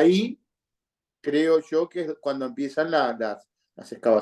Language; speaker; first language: Spanish; native; Spanish